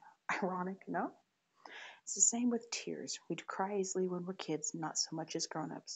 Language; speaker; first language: English; native; English